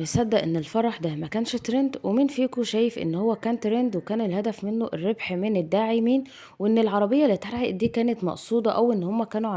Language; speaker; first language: Arabic; native; Arabic